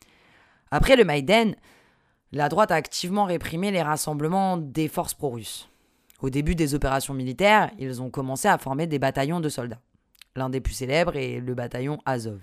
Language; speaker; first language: French; native; French